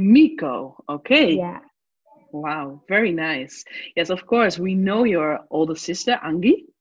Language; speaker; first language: English; non-native, fluent; Dutch